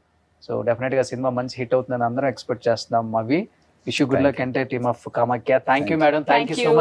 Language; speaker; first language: Telugu; native; Telugu